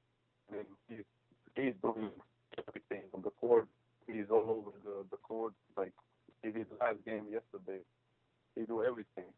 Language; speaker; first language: English; non-native, fluent; Slovenian